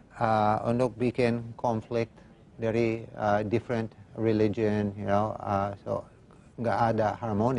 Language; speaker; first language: Indonesian; non-native, fluent; English